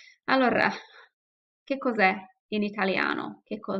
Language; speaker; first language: Italian; non-native, fluent; English